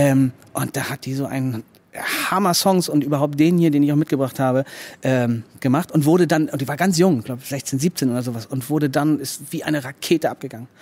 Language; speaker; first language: German; native; German